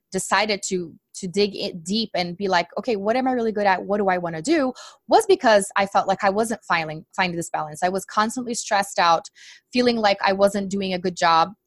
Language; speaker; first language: English; non-native, fluent; Portuguese